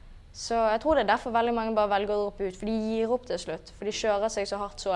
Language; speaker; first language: Norwegian; native; Norwegian